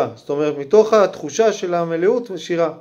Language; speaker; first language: Hebrew; native; Hebrew